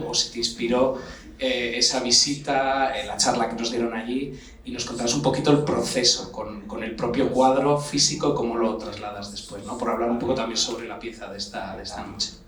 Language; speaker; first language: Spanish; native; Spanish